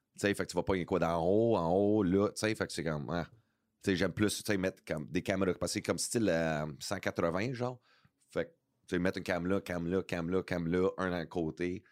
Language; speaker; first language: French; early bilingual, heritage; English